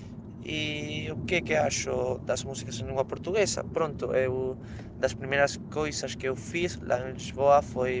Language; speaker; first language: Portuguese; non-native, fluent; Spanish